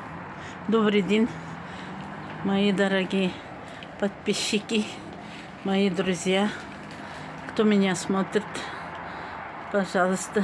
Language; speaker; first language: Russian; non-native, local second language; Tatar